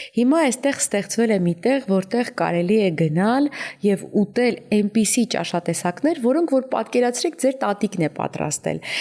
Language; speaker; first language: Armenian; native; Armenian